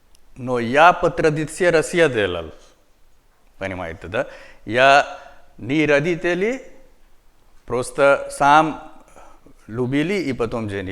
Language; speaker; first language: Russian; non-native, learner; Hindi